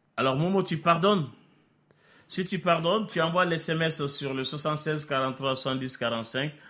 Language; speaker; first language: French; non-native, local second language; Bambara